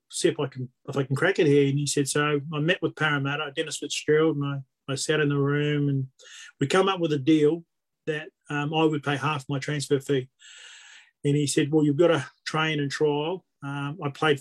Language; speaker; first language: English; native; English